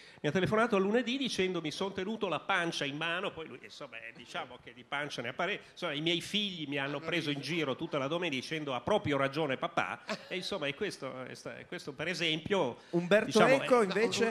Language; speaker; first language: Italian; native; Italian